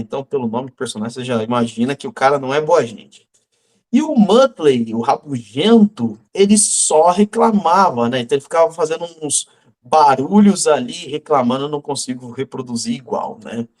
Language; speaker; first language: Portuguese; native; Portuguese